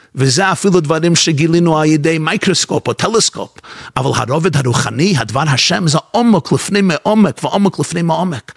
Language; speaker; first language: Hebrew; non-native, fluent; English